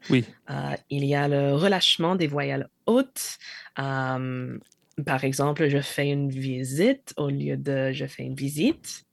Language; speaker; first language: French; non-native, fluent; English